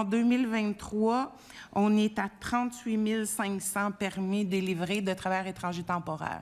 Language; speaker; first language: French; native; French